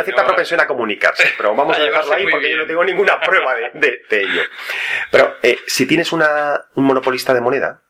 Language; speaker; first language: Spanish; native; Spanish